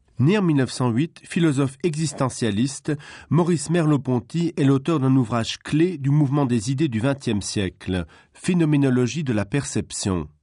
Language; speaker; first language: French; non-native, local second language; Luxembourgish